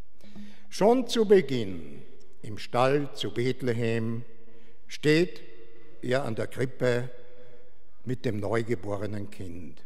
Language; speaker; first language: German; native; German